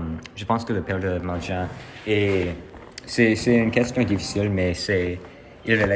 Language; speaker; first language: French; non-native, learner; English